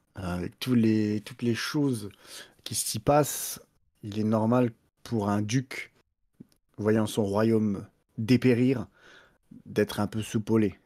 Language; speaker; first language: French; native; French